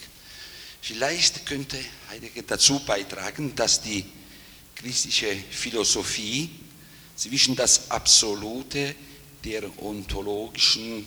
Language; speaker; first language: German; non-native, fluent; Italian